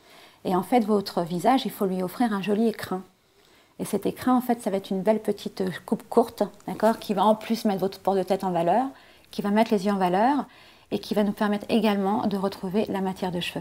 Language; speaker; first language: French; native; French